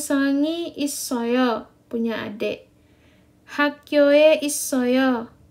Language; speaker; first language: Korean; non-native, learner; Indonesian